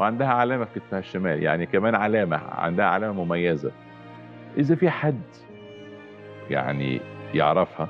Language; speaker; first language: Arabic; native; Arabic